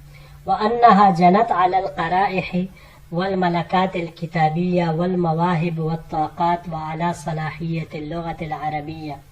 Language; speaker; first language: Arabic; non-native, fluent; Urdu